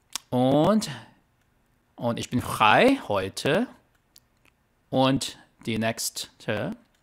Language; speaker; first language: German; non-native, learner; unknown